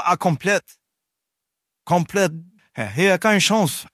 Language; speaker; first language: German; non-native, learner; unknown